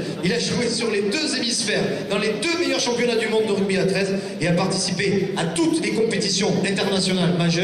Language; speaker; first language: French; native; French